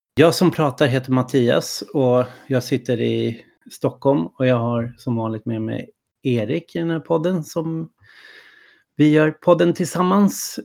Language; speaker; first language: Swedish; native; Swedish